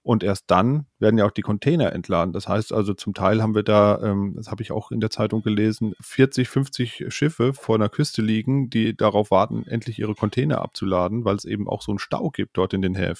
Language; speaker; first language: German; native; German